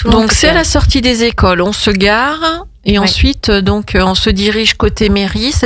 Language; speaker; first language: French; native; French